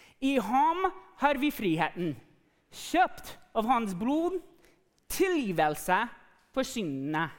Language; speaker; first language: Norwegian; non-native, fluent; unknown